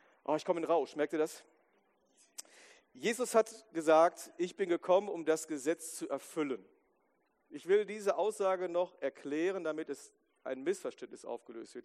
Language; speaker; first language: German; native; German